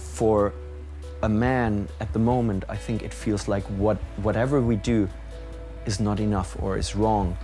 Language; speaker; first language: English; non-native, fluent; German